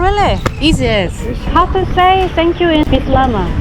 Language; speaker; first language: English; non-native, fluent; Korean